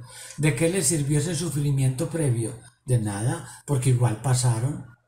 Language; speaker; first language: Spanish; native; Spanish